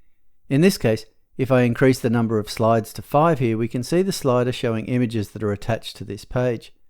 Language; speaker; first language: English; native; English